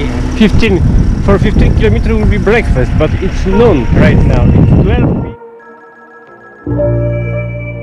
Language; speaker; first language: English; non-native, learner; Polish